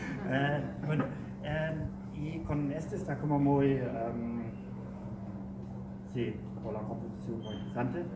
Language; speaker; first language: Spanish; non-native, learner; German